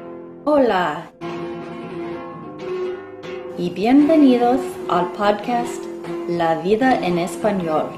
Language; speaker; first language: Spanish; non-native, fluent; English